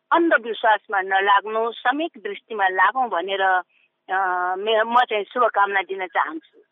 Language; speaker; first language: Nepali; non-native, local second language; Newari